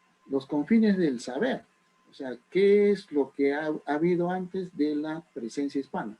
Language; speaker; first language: Spanish; native; Spanish